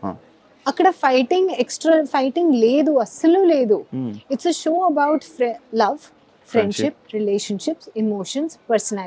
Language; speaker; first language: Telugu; non-native, learner; Hindi